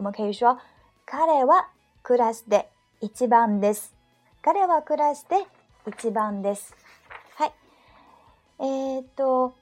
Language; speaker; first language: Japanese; non-native, fluent; Chinese